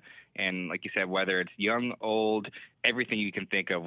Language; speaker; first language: English; native; English